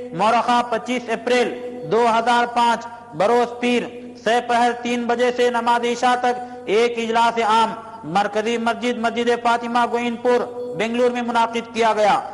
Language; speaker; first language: Urdu; native; Urdu